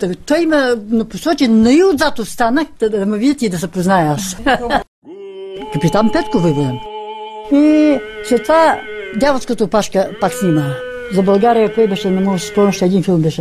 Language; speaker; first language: Bulgarian; native; Bulgarian